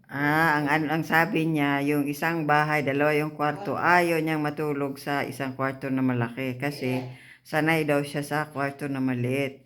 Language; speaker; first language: Filipino; non-native, local second language; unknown